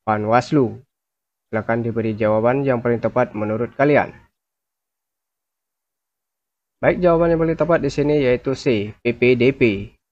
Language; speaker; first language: Indonesian; native; Indonesian